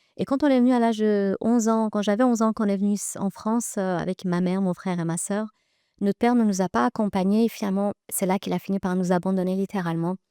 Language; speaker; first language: French; early bilingual, other home language; Persian